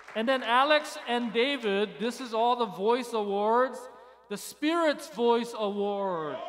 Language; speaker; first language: English; early bilingual, other home language; Korean